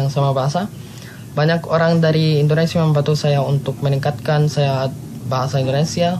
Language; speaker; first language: Indonesian; non-native, learner; Filipino